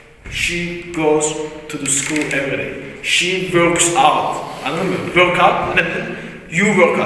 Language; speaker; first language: English; non-native, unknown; Turkish